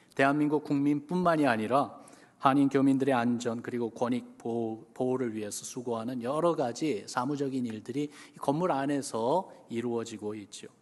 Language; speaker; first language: Korean; early bilingual, other home language; English